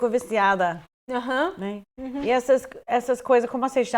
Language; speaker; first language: Portuguese; non-native, fluent; English